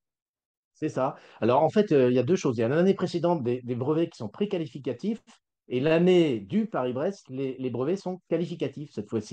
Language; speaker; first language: French; native; French